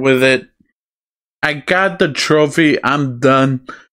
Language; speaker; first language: English; early bilingual, other home language; Spanish